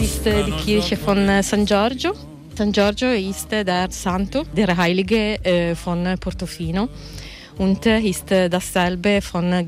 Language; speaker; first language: German; non-native, learner; Italian